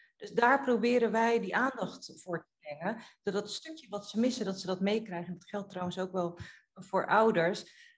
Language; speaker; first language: Dutch; early bilingual, other home language; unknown